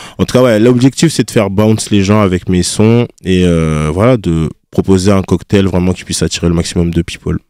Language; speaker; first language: French; early bilingual, other home language; Lingala